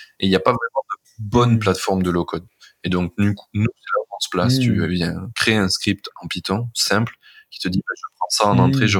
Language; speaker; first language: French; native; French